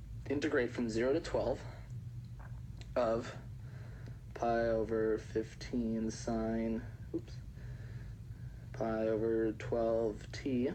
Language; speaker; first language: English; native; English